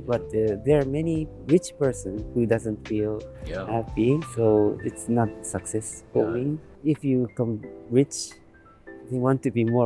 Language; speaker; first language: English; non-native, learner; Japanese